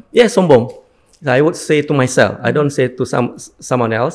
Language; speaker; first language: English; non-native, fluent; Indonesian